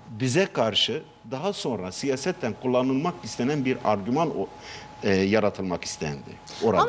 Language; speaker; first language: Turkish; non-native, local second language; Kurdish